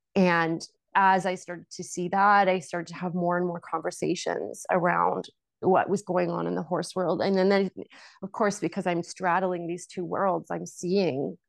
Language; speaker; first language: English; native; English